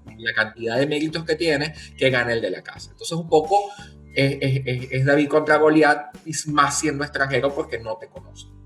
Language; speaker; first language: Spanish; native; Spanish